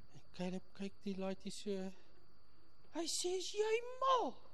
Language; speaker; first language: Afrikaans; early bilingual, heritage; Afrikaans